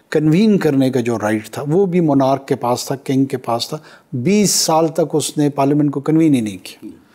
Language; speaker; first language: Urdu; non-native, local second language; Pashto